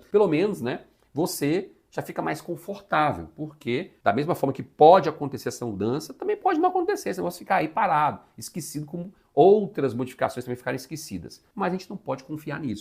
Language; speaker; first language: Portuguese; native; Portuguese